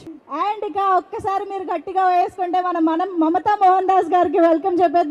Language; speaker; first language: Telugu; native; Telugu